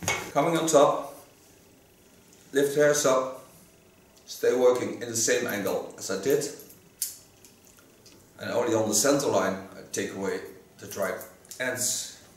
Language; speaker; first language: English; non-native, fluent; Dutch